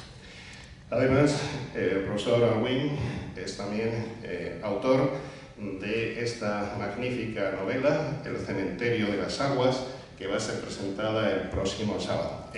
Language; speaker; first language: Spanish; native; Spanish